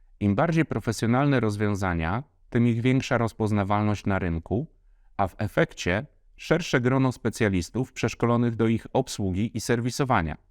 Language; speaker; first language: Polish; native; Polish